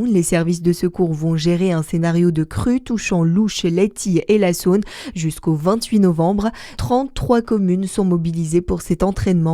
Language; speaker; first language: French; native; French